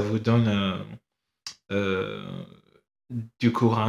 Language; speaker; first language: French; non-native, fluent; English